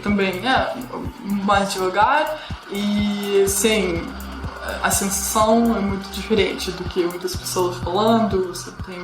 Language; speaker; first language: Portuguese; non-native, fluent; Russian